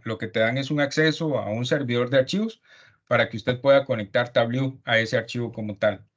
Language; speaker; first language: Spanish; native; Spanish